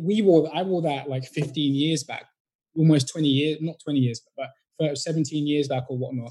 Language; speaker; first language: English; native; English